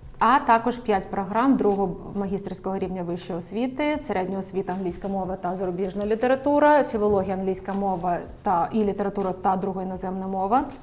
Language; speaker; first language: Ukrainian; native; Ukrainian